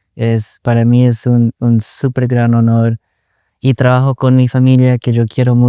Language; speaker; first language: Spanish; early bilingual, other home language; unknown